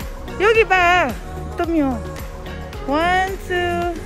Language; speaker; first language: Korean; non-native, learner; Filipino